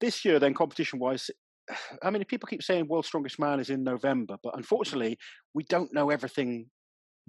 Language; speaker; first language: English; native; English